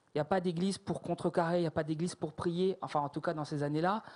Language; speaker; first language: French; native; French